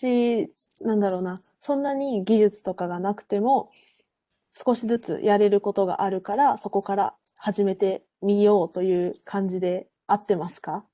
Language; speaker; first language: Japanese; native; Japanese